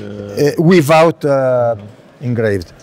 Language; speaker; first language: English; non-native, learner; Italian